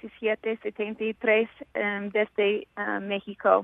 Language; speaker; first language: Spanish; non-native, fluent; English